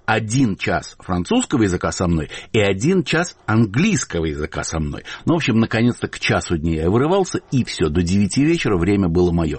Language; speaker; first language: Russian; native; Russian